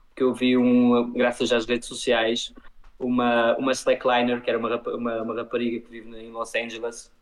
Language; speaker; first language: Portuguese; early bilingual, heritage; Portuguese